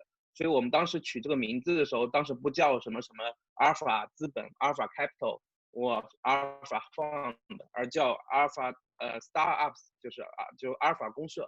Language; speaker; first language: Chinese; native; Chinese